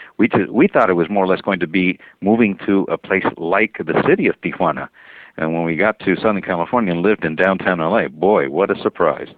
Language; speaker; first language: English; non-native, fluent; Spanish